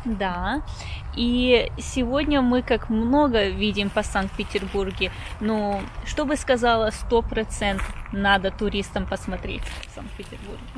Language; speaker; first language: Russian; non-native, learner; English